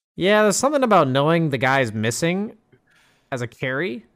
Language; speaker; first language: English; native; English